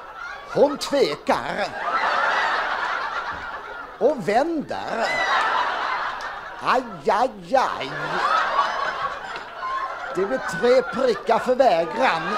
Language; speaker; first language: Swedish; native; Swedish